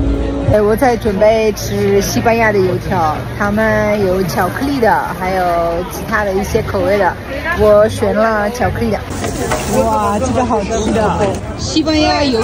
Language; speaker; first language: Chinese; non-native, fluent; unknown